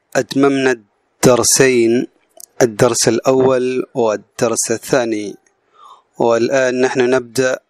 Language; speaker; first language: Arabic; non-native, fluent; Urdu